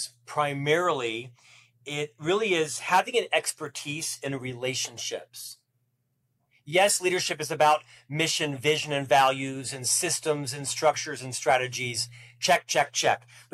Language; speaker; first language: English; native; English